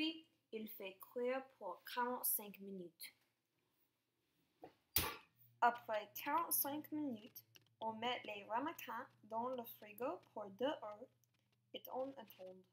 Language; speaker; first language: French; non-native, learner; English